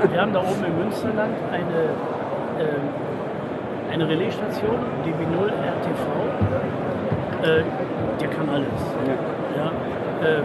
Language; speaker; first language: German; native; German